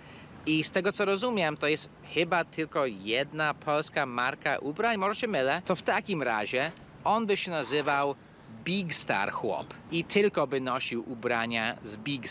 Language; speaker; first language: Polish; non-native, fluent; English